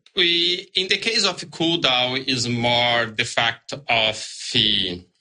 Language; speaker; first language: English; non-native, learner; Portuguese